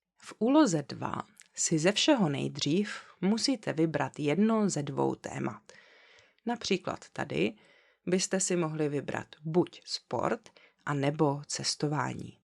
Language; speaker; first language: Czech; native; Czech